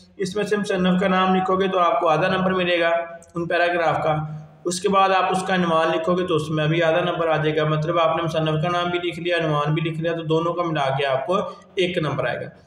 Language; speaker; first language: Urdu; non-native, local second language; Punjabi